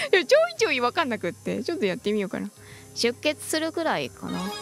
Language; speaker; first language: Japanese; native; Japanese